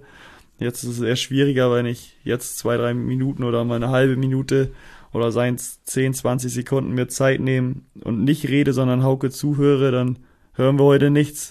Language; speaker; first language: German; native; German